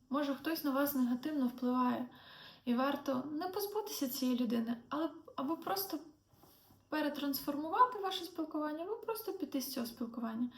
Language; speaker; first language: Ukrainian; non-native, local second language; Russian